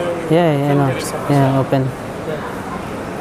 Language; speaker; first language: English; non-native, learner; Filipino